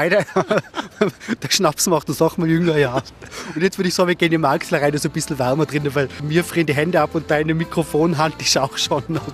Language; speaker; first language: German; native; German